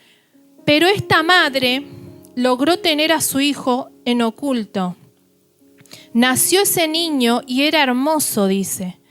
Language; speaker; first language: Spanish; native; Spanish